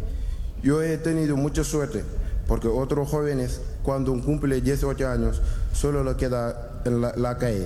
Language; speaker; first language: Spanish; non-native, learner; Wolof